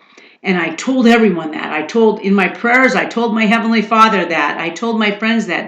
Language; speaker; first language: English; native; English